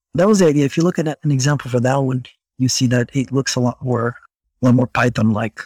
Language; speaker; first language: English; non-native, fluent; Portuguese